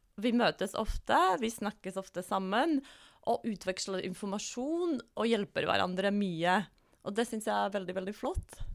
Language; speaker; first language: Norwegian; non-native, fluent; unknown